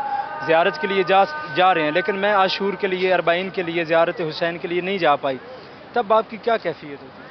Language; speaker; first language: Urdu; native; Urdu